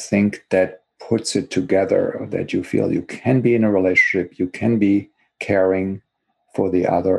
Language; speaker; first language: English; non-native, fluent; German